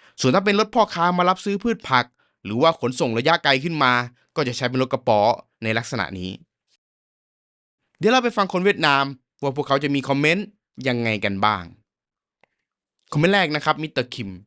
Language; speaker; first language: Thai; native; Thai